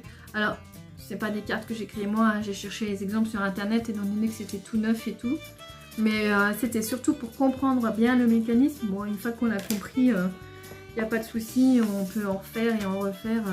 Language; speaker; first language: French; native; French